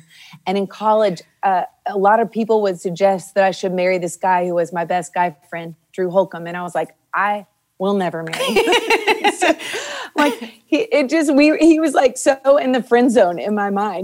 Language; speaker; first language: English; native; English